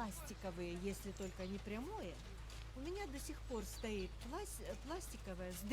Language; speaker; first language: Russian; native; Russian